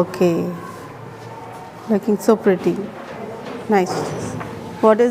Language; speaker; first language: English; non-native, local second language; Hindi